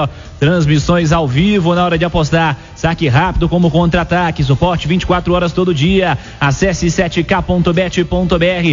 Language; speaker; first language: Portuguese; native; Portuguese